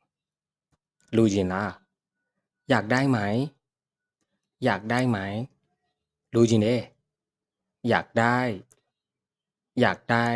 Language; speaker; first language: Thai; non-native, fluent; Burmese